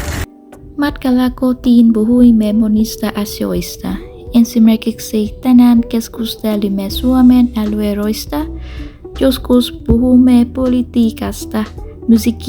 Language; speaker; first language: Finnish; non-native, learner; Vietnamese